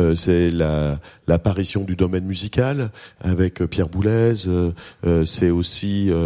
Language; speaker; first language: French; native; French